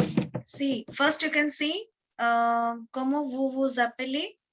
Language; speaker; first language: French; non-native, fluent; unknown